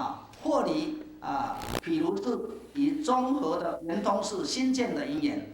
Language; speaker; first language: Chinese; native; Chinese